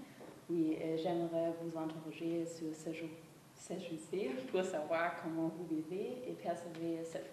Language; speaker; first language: French; non-native, fluent; German